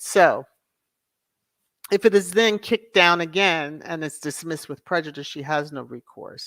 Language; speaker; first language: English; native; English